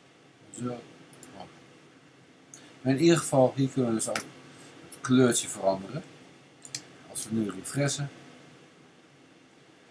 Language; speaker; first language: Dutch; native; Dutch